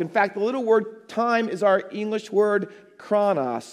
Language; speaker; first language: English; native; English